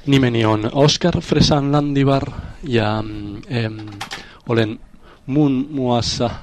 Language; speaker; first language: Finnish; non-native, fluent; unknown